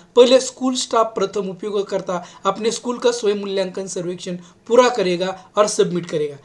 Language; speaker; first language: Hindi; non-native, local second language; Marathi